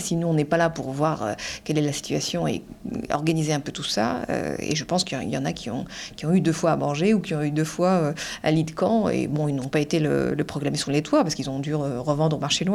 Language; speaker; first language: French; native; French